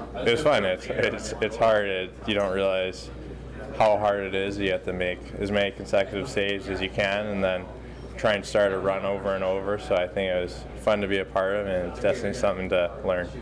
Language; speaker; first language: English; native; English